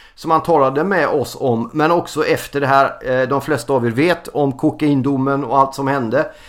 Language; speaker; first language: Swedish; native; Swedish